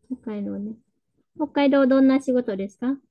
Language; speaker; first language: Japanese; non-native, fluent; Vietnamese